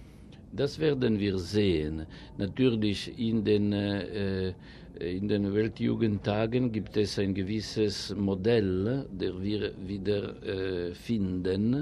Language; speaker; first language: German; non-native, fluent; Italian